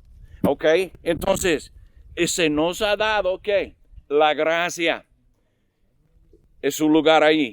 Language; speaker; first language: Spanish; non-native, learner; English